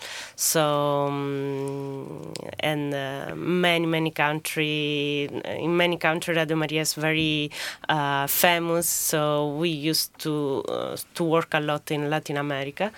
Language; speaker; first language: English; non-native, fluent; Italian